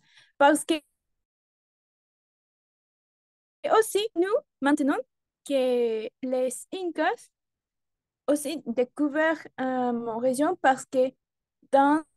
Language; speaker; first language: French; non-native, learner; Spanish